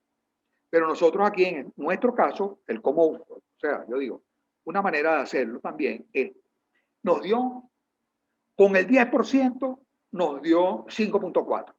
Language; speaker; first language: Spanish; native; Spanish